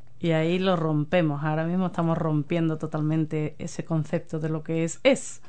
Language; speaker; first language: Spanish; native; Spanish